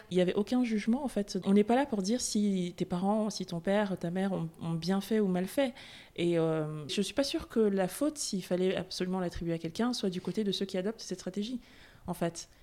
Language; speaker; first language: French; native; French